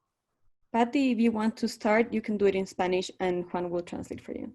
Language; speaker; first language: English; non-native, fluent; Spanish